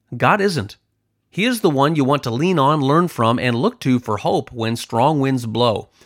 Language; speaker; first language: English; native; English